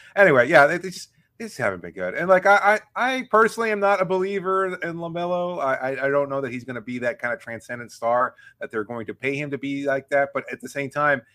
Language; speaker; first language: English; native; English